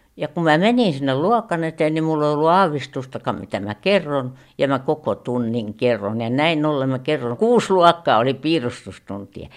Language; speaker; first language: Finnish; native; Finnish